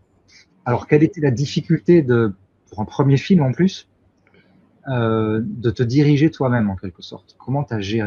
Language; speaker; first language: French; native; French